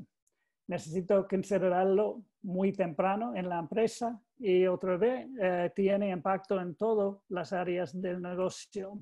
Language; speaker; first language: Spanish; non-native, learner; English